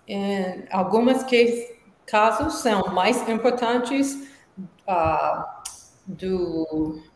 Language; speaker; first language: Portuguese; non-native, learner; English